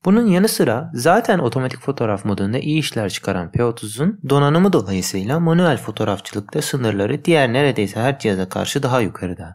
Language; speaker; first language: Turkish; native; Turkish